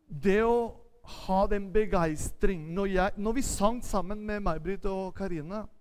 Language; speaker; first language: Norwegian; non-native, fluent; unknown